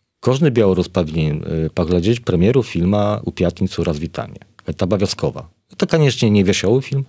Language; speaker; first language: Polish; non-native, learner; Belarusian